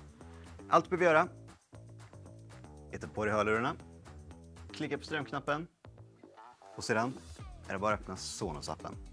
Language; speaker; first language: Swedish; native; Swedish